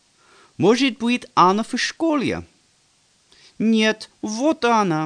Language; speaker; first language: Russian; non-native, fluent; English